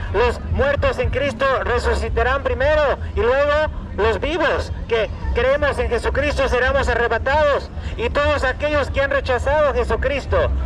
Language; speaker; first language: Spanish; early bilingual, heritage; Spanish